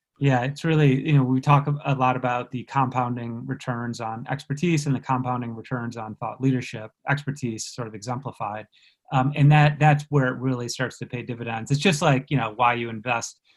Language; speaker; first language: English; native; English